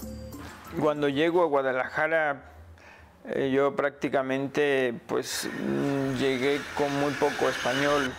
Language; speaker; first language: Spanish; non-native, local second language; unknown